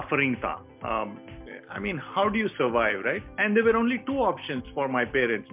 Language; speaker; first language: English; non-native, local second language; Telugu